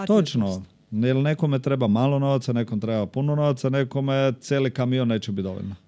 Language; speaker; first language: Croatian; native; Croatian